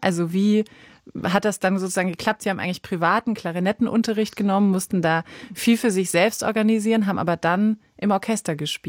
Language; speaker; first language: German; native; German